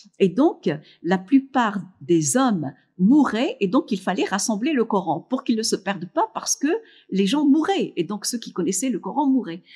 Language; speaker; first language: French; non-native, local second language; Arabic